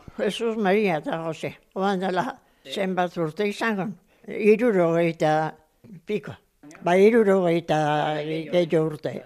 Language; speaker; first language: Basque; native; Basque